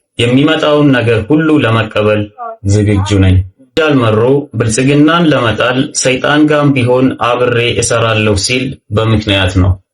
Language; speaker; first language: Amharic; native; Amharic